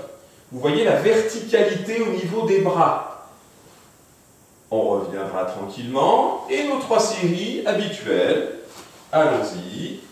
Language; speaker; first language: French; native; French